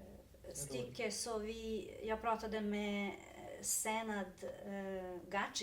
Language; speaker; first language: Swedish; non-native, fluent; Serbian